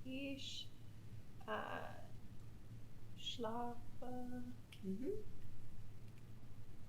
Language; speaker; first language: German; non-native, learner; English